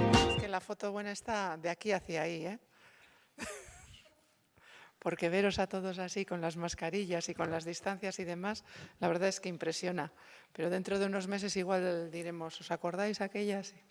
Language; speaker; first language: Spanish; non-native, local second language; Basque